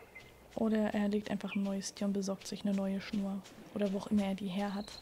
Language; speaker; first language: German; native; German